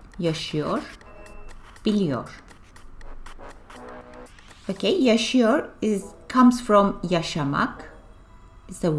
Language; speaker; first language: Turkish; non-native, fluent; English